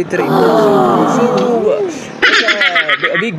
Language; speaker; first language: English; non-native, local second language; Cebuano